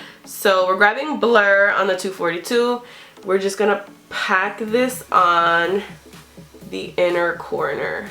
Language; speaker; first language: English; native; English